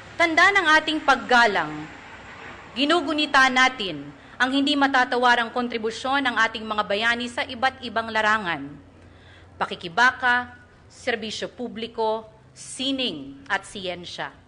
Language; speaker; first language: Filipino; native; Filipino